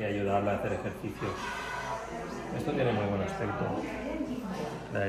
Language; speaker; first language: Spanish; native; Spanish